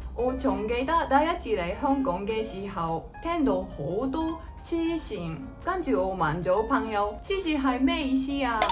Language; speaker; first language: Cantonese; non-native, fluent; Japanese